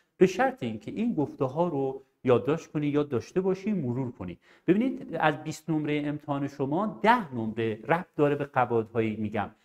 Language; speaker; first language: Persian; non-native, local second language; Arabic